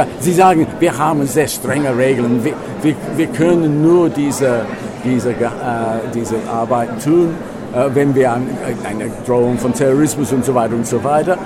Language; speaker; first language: German; non-native, fluent; English